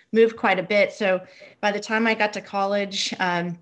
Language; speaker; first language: English; native; English